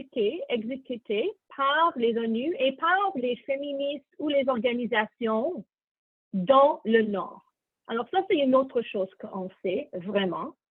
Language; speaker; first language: French; non-native, learner; English